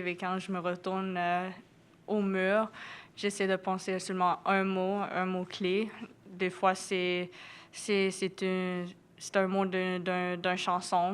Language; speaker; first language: French; non-native, local second language; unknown